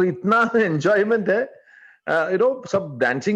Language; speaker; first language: Hindi; non-native, learner; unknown